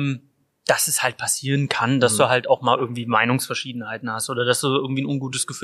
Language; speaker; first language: German; native; German